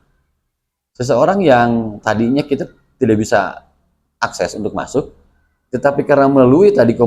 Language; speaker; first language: Indonesian; non-native, local second language; Sundanese